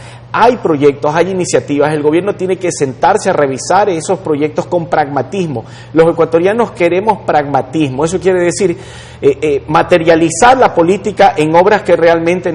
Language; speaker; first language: Spanish; native; Spanish